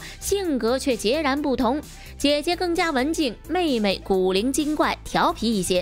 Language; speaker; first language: Chinese; native; Chinese